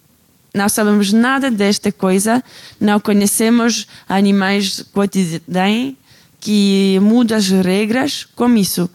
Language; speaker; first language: Portuguese; non-native, learner; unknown